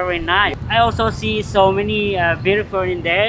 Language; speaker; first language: English; non-native, learner; Lao